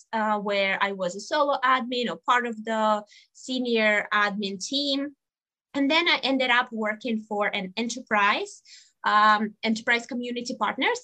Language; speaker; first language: English; non-native, fluent; Russian